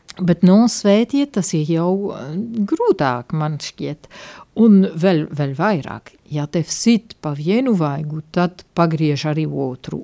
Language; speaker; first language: Latvian; non-native, fluent; Italian